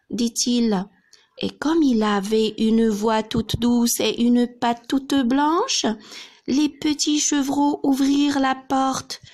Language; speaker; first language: French; non-native, local second language; Arabic